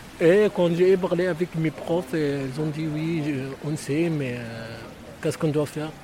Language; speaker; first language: French; non-native, learner; Arabic